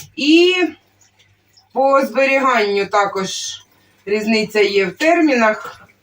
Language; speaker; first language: Ukrainian; non-native, local second language; Russian